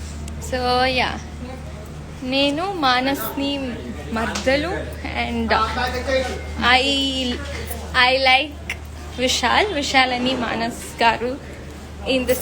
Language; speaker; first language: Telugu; non-native, learner; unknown